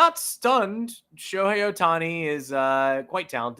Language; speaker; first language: English; native; English